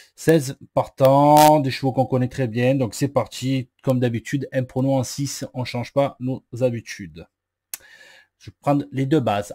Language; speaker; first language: French; native; French